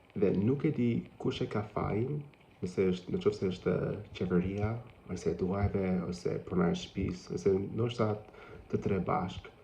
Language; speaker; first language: Albanian; non-native, learner; English